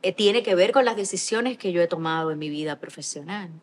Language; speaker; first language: Spanish; native; Spanish